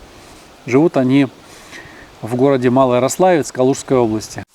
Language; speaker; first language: Russian; native; Russian